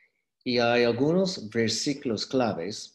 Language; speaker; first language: Spanish; non-native, fluent; English